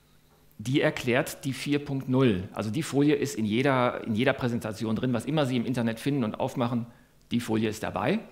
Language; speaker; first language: German; native; German